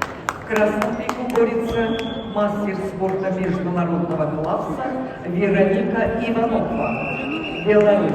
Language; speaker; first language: Russian; native; Russian